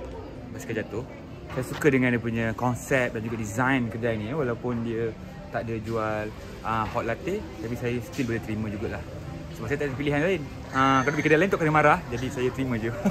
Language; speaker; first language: Malay; native; Malay